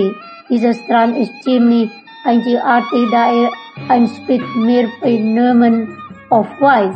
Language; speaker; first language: German; non-native, fluent; Indonesian